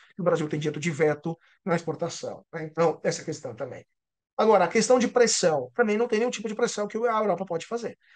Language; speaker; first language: Portuguese; non-native, fluent; Italian